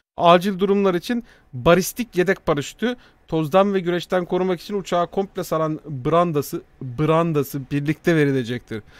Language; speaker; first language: Turkish; native; Turkish